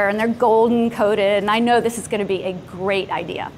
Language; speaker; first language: English; native; English